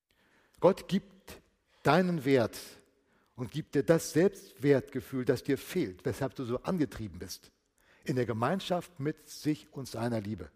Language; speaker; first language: German; native; German